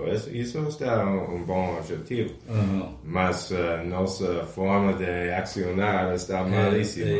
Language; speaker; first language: Portuguese; non-native, fluent; English